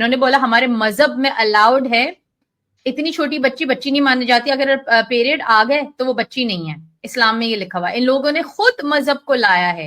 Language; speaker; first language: Hindi; early bilingual, heritage; Urdu